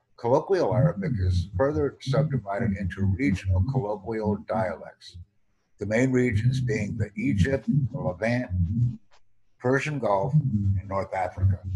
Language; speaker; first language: English; native; English